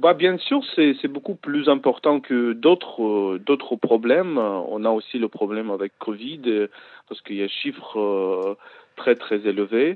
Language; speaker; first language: French; non-native, fluent; Ukrainian